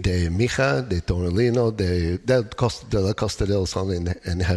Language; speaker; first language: Spanish; non-native, learner; English